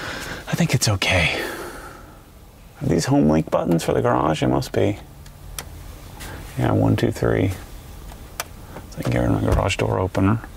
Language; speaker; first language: English; native; English